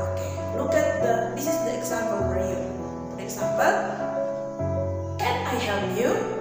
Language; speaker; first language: English; non-native, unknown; Indonesian